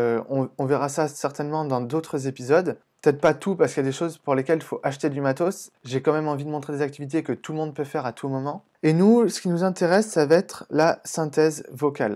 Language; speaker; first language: French; native; French